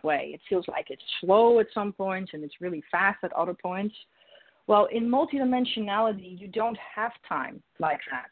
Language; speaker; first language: English; non-native, fluent; Dutch